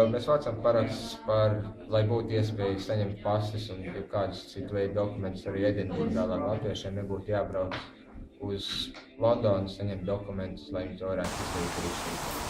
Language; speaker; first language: Latvian; native; Latvian